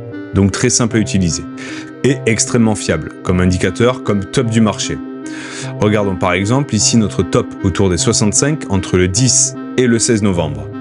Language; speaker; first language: French; native; French